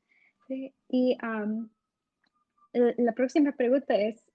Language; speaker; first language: Spanish; early bilingual, heritage; English